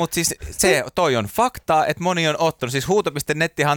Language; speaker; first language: Finnish; native; Finnish